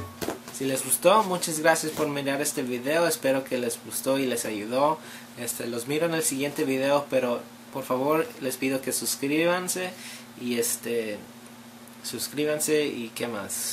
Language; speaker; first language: Spanish; early bilingual, heritage; Spanish